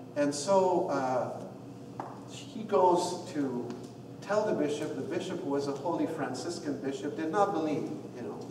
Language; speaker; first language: English; non-native, fluent; Arabic